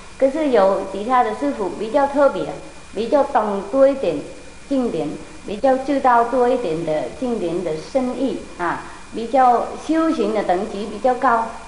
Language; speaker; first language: Chinese; non-native, fluent; Vietnamese